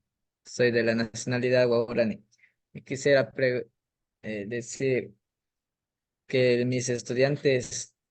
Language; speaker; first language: Spanish; non-native, local second language; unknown